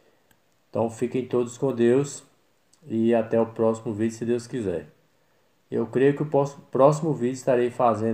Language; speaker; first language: Portuguese; native; Portuguese